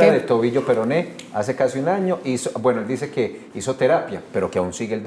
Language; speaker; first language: Spanish; native; Spanish